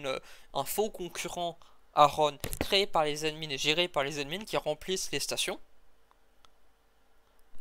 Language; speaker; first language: French; native; French